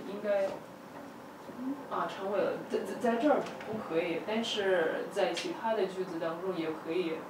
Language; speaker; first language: Chinese; non-native, fluent; Russian